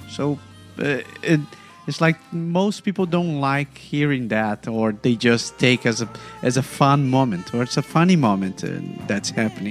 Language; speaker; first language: English; non-native, fluent; Portuguese